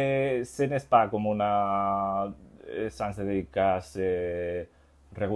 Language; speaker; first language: French; non-native, learner; Spanish